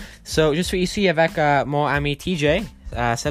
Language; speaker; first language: French; non-native, learner; English